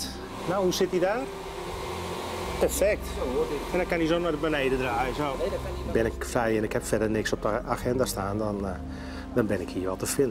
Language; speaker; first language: Dutch; native; Dutch